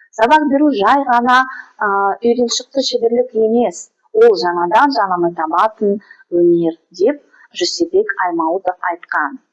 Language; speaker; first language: Kazakh; non-native, local second language; Russian